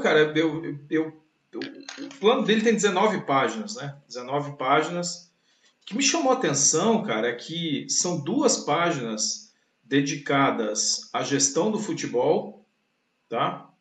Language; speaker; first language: Portuguese; native; Portuguese